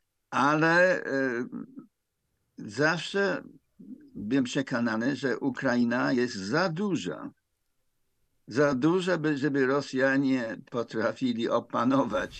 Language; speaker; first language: Polish; non-native, fluent; English